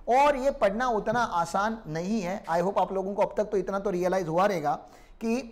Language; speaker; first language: Hindi; non-native, local second language; Marathi